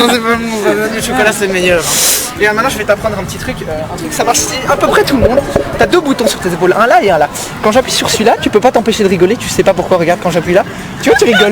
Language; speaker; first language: French; native; French